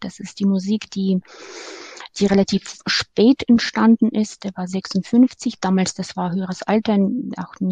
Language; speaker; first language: German; non-native, fluent; Ukrainian